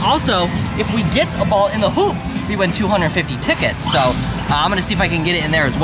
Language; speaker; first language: English; native; English